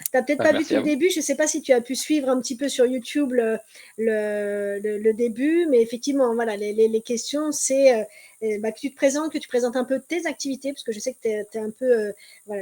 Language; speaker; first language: French; native; French